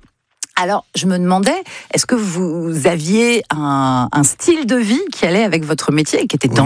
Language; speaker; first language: French; native; French